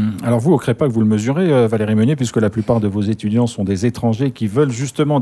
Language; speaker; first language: French; native; French